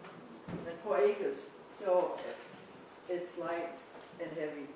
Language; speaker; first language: Danish; non-native, fluent; English